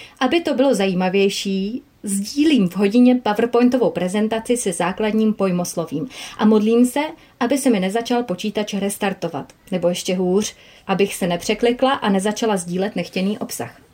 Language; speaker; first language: Czech; native; Czech